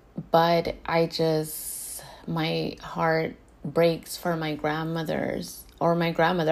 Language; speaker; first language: English; early bilingual, other home language; Spanish